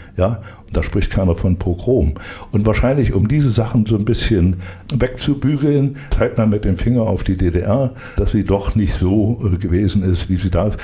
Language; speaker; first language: German; native; German